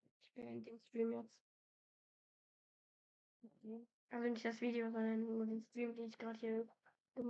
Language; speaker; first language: German; native; German